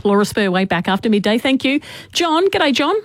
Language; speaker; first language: English; native; English